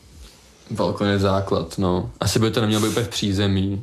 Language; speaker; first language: Czech; native; Czech